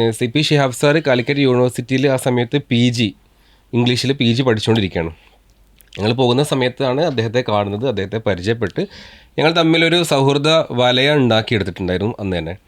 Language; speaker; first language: Malayalam; native; Malayalam